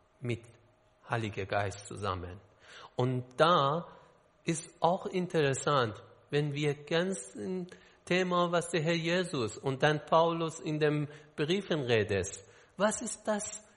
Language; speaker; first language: German; non-native, learner; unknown